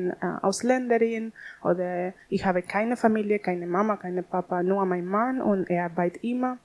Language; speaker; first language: German; non-native, learner; Spanish